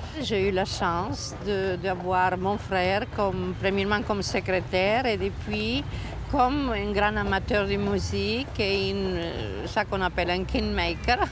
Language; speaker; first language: French; non-native, fluent; Spanish